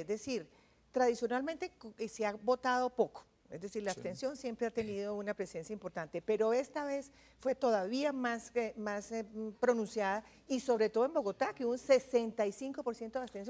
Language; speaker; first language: Spanish; native; Spanish